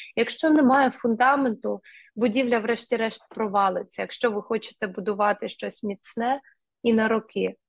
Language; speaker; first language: Ukrainian; non-native, local second language; Russian